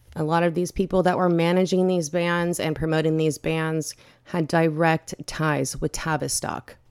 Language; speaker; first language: English; native; English